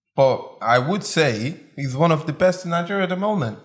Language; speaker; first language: English; non-native, local second language; Yoruba